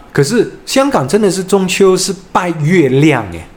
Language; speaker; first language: Chinese; non-native, fluent; Cantonese